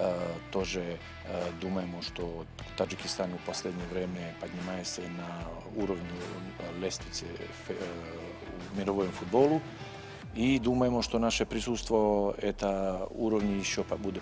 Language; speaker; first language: Russian; non-native, learner; Serbian